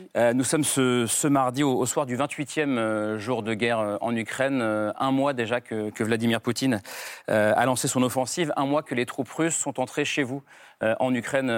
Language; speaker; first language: French; native; French